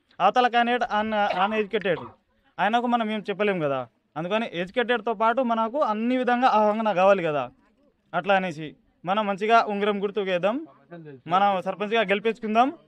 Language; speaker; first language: Telugu; non-native, local second language; Lambadi